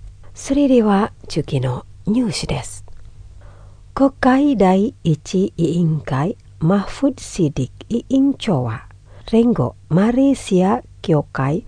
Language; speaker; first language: Japanese; non-native, fluent; Indonesian